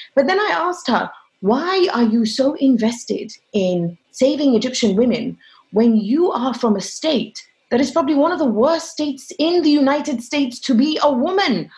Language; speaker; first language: English; non-native, fluent; Arabic